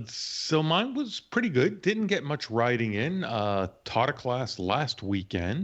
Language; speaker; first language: English; native; English